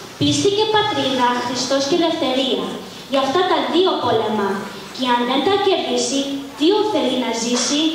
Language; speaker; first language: Greek; early bilingual, heritage; Greek